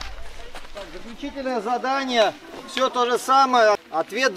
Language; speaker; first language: Russian; native; Russian